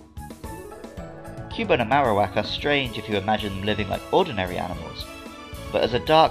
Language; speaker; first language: English; native; English